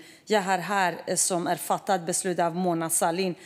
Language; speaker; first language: Swedish; non-native, fluent; Kurdish